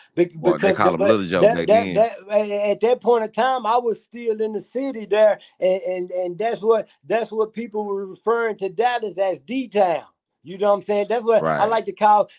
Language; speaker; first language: English; native; English